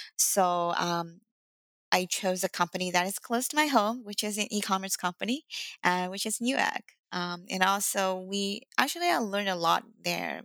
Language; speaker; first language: English; non-native, fluent; Chinese